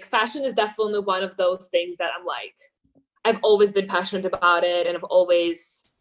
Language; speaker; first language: English; non-native, fluent; Ukrainian